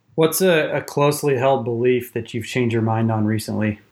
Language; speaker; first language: English; native; English